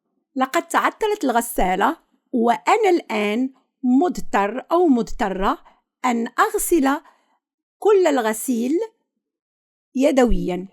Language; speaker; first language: Arabic; native; Arabic